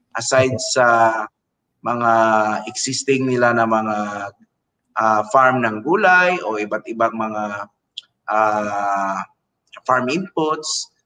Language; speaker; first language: Filipino; non-native, local second language; Cebuano